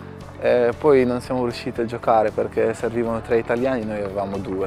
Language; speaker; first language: Italian; non-native, fluent; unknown